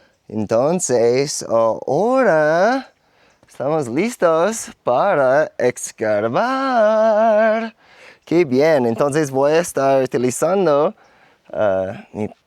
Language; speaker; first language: Spanish; non-native, learner; English